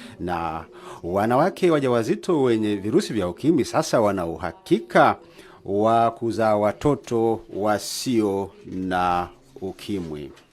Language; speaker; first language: Swahili; native; Swahili